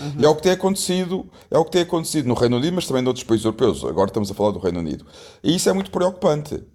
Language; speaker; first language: Portuguese; native; Portuguese